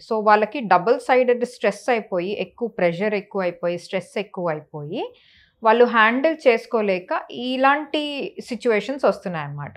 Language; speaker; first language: Telugu; native; Telugu